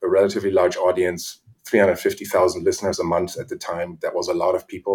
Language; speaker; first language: English; non-native, fluent; German